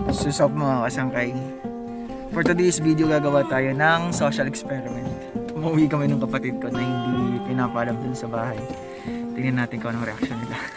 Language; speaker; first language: Filipino; non-native, local second language; Waray